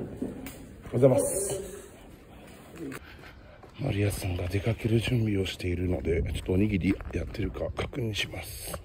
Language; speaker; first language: Japanese; native; Japanese